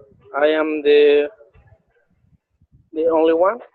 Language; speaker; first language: English; non-native, learner; Spanish